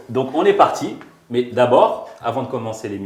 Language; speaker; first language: French; native; French